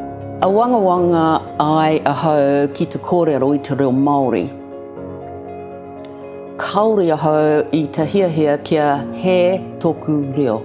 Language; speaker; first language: Māori; non-native, learner; English